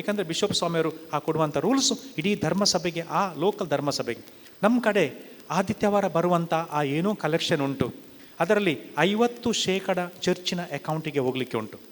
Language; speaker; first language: Kannada; non-native, local second language; Konkani